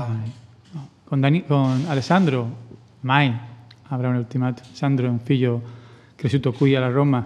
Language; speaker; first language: Italian; non-native, fluent; Spanish